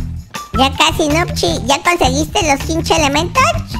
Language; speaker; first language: Spanish; native; Spanish